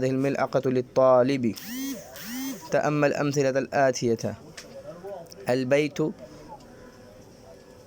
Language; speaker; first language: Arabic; non-native, fluent; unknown